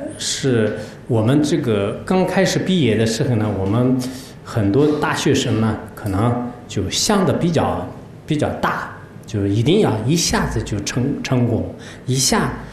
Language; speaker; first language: Chinese; non-native, local second language; Tibetan